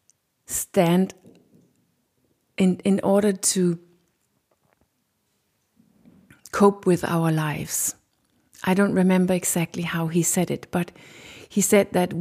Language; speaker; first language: English; non-native, fluent; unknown